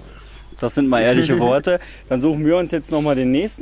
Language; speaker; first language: German; native; German